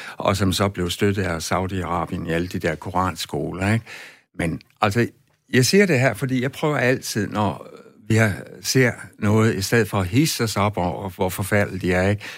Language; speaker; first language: Danish; native; Danish